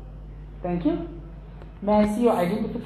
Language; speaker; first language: English; non-native, local second language; Nepali